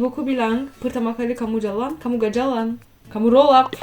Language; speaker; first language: Indonesian; non-native, fluent; Turkish